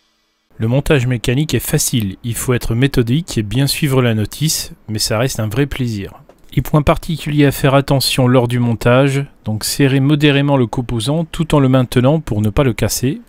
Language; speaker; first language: French; native; French